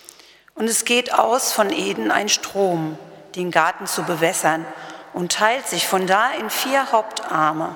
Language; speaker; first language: German; native; German